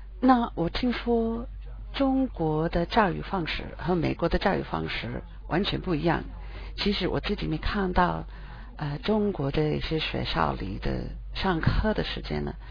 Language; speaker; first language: Chinese; non-native, fluent; English